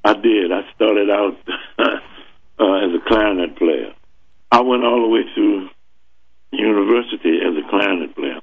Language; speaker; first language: English; native; English